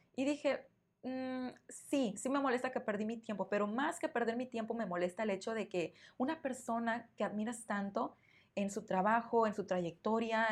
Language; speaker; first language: Spanish; native; Spanish